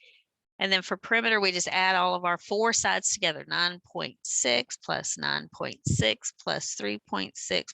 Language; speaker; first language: English; native; English